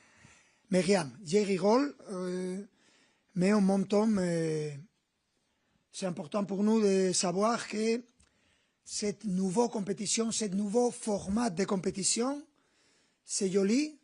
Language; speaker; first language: French; non-native, learner; Spanish